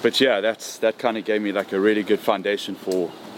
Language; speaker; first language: English; native; English